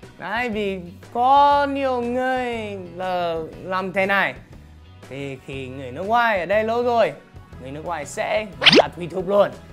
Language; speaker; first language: Vietnamese; non-native, fluent; English